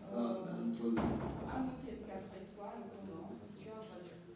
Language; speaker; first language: French; non-native, local second language; Comorian